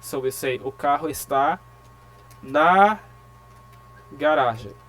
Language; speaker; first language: Portuguese; non-native, fluent; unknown